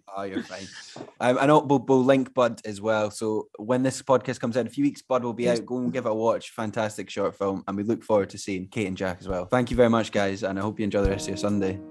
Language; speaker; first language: English; native; English